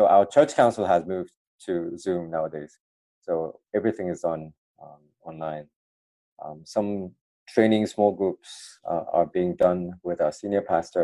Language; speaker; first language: English; native; English